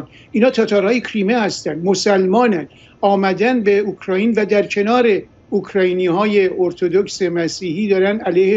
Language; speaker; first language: Persian; native; Persian